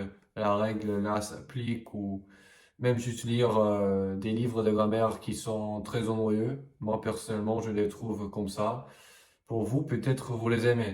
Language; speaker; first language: French; non-native, fluent; English